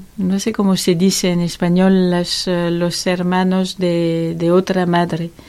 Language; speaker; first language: Spanish; non-native, learner; French